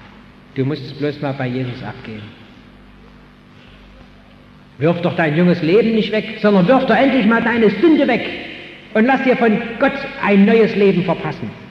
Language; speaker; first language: German; native; German